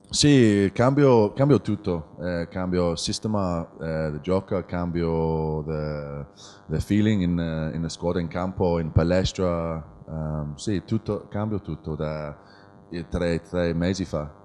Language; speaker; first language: Italian; non-native, learner; English